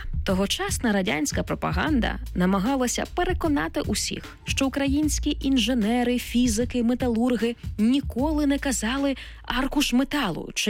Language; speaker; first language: Ukrainian; native; Ukrainian